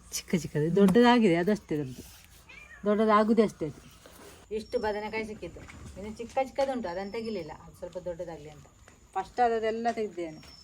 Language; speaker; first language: Kannada; native; Kannada